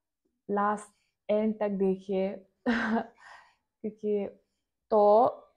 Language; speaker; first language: Hindi; non-native, local second language; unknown